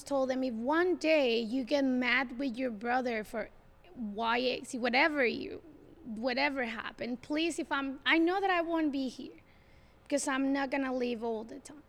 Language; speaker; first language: English; non-native, fluent; Spanish